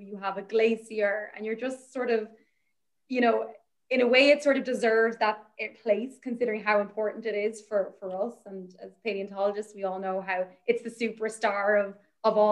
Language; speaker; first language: English; native; English